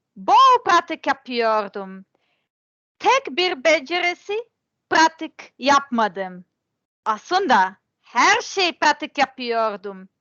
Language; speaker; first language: Turkish; non-native, learner; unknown